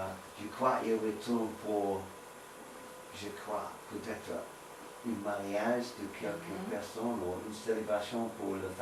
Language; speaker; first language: French; non-native, learner; English